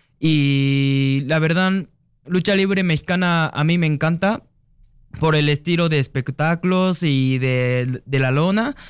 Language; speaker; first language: Spanish; non-native, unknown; Japanese